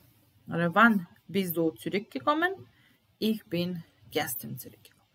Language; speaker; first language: German; non-native, fluent; Italian